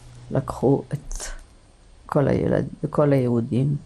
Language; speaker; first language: Hebrew; non-native, fluent; Polish